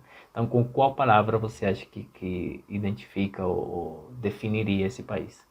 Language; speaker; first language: Portuguese; non-native, fluent; Spanish